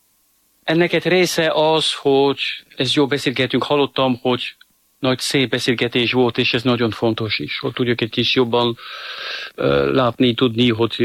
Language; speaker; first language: Hungarian; non-native, fluent; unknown